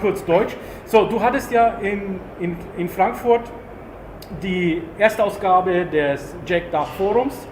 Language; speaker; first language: German; non-native, fluent; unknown